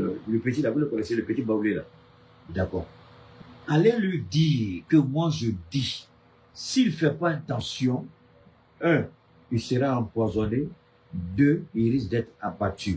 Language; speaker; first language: French; native; French